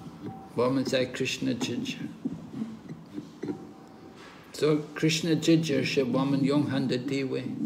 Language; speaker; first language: Chinese; non-native, learner; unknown